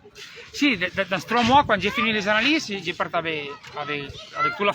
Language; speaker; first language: French; non-native, learner; Spanish